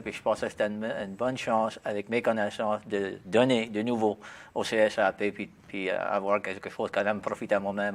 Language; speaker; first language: French; native; French